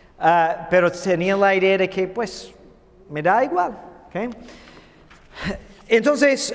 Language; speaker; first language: Spanish; non-native, fluent; English